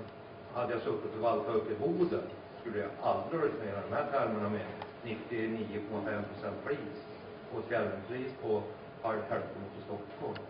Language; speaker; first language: Swedish; native; Swedish